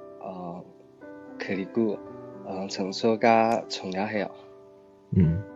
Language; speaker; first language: Korean; non-native, learner; Chinese